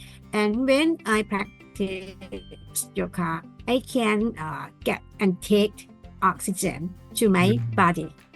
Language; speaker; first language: English; non-native, learner; Thai